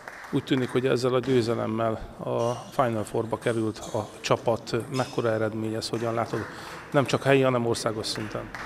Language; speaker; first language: Hungarian; native; Hungarian